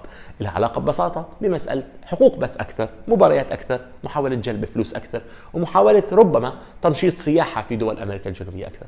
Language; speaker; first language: Arabic; native; Arabic